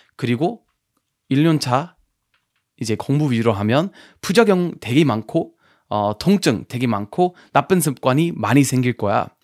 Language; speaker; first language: Korean; non-native, fluent; English